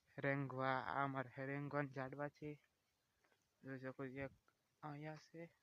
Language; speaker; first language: Gujarati; native; Gujarati